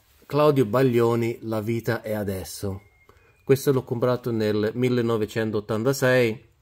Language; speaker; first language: Italian; early bilingual, heritage; Italian